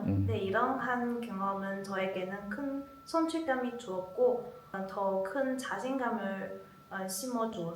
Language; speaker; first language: Korean; non-native, learner; Chinese